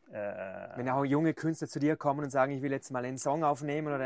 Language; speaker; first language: German; native; German